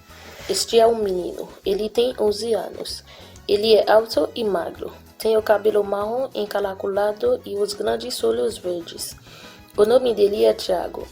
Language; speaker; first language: Portuguese; non-native, learner; Haitian Creole